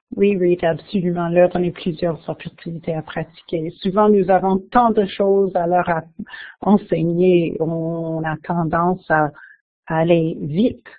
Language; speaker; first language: French; non-native, local second language; English